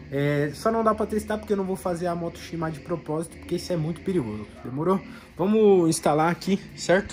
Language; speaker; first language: Portuguese; native; Portuguese